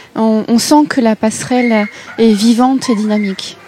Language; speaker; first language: French; native; French